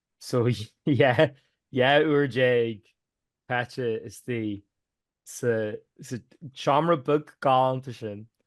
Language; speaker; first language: Irish; native; Irish